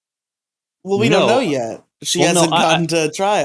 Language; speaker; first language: English; native; English